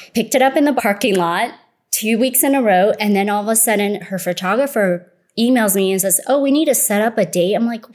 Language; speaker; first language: English; early bilingual, other home language; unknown